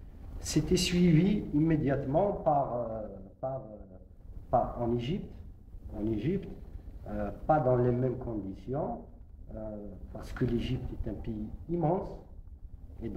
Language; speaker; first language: French; non-native, local second language; Kabyle